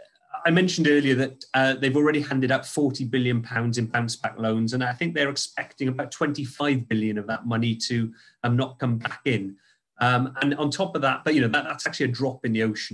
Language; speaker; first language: English; native; English